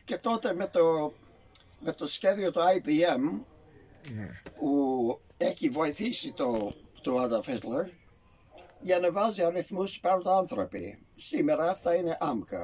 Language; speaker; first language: Greek; early bilingual, heritage; Greek